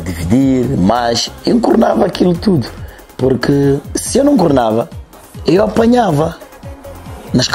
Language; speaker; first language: Portuguese; non-native, local second language; Upper Guinea Crioulo